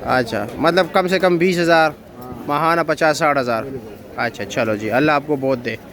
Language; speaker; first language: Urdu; non-native, local second language; Pashto